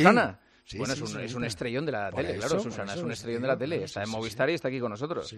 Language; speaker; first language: Spanish; native; Spanish